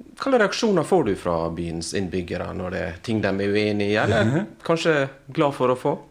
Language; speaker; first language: Norwegian; native; Norwegian